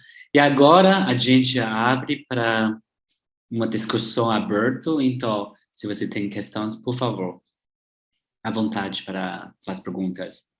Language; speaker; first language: Portuguese; non-native, learner; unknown